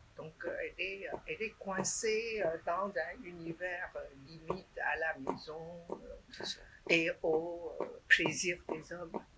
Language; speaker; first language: French; non-native, fluent; Chinese